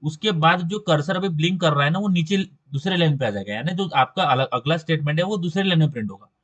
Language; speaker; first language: Hindi; non-native, local second language; Marathi